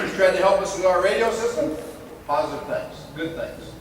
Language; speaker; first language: English; native; English